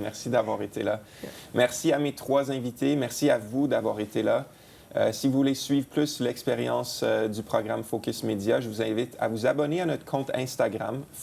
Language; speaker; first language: French; native; French